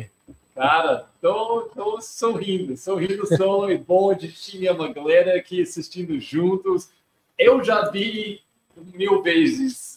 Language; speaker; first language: Portuguese; non-native, fluent; English